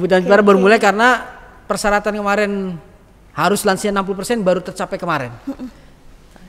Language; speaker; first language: Indonesian; native; Indonesian